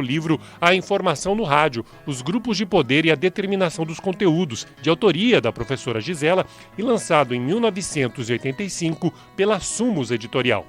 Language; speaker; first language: Portuguese; native; Portuguese